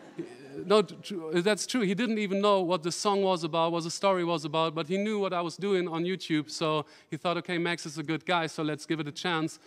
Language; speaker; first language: English; non-native, fluent; German